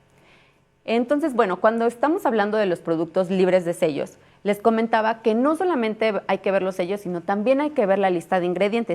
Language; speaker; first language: Spanish; native; Spanish